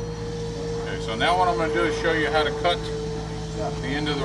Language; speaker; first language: English; native; English